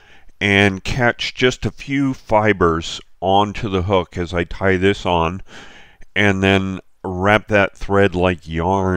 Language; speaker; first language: English; native; English